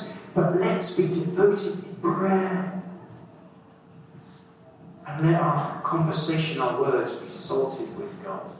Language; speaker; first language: English; native; English